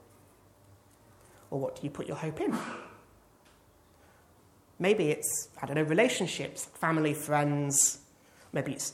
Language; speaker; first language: English; native; English